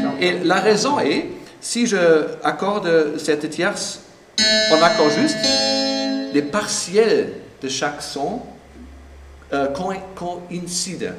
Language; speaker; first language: French; non-native, fluent; German